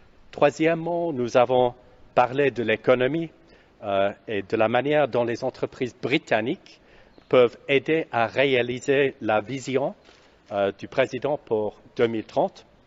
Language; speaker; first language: French; non-native, fluent; English